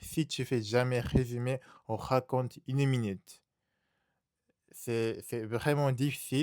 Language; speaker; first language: French; non-native, learner; Japanese